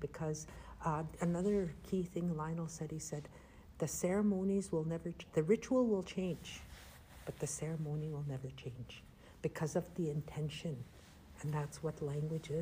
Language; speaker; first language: English; non-native, fluent; Cree